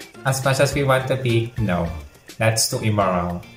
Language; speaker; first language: English; non-native, local second language; Filipino